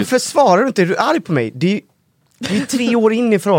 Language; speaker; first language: Swedish; native; Swedish